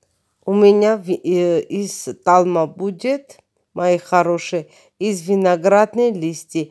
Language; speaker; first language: Russian; non-native, fluent; Armenian